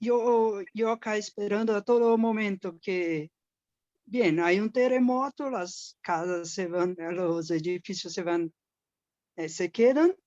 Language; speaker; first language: Spanish; non-native, learner; Portuguese